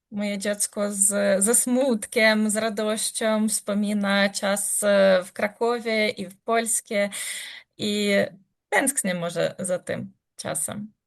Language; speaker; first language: Polish; non-native, learner; Ukrainian